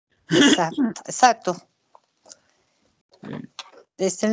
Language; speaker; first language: Italian; non-native, learner; Spanish